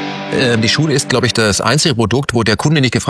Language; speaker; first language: German; native; German